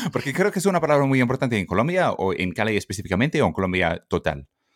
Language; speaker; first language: Spanish; non-native, fluent; English